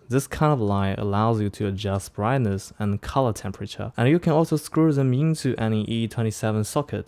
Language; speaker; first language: English; non-native, fluent; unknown